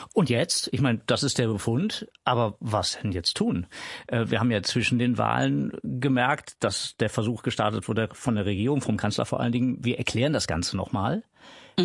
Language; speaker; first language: German; native; German